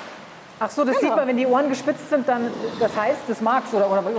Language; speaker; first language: German; native; German